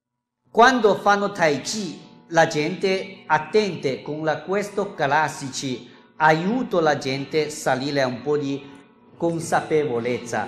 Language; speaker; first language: Italian; non-native, learner; Chinese